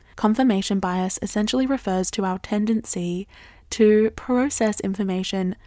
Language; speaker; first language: English; native; English